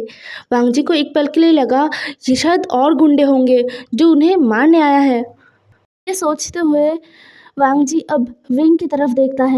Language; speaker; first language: Hindi; non-native, local second language; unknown